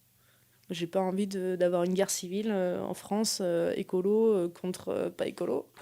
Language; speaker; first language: French; native; French